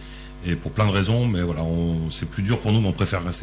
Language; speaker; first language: French; native; French